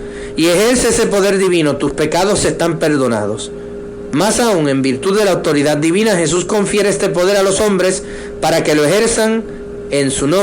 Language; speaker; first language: Spanish; native; Spanish